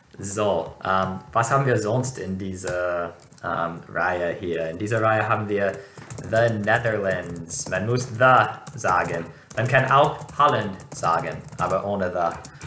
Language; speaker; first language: German; non-native, fluent; English